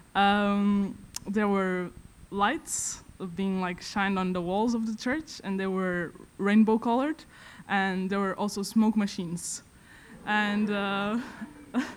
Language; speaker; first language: English; non-native, fluent; Portuguese